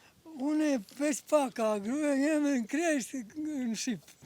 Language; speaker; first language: Albanian; non-native, local second language; Croatian